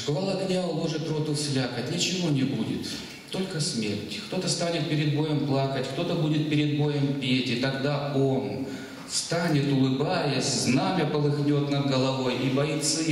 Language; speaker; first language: Russian; native; Russian